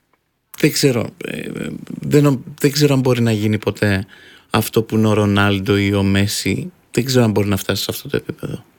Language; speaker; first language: Greek; native; Greek